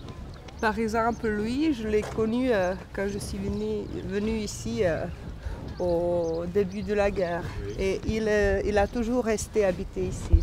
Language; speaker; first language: French; non-native, fluent; Bosnian